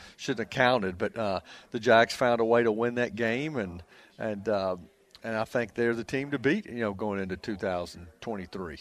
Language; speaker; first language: English; native; English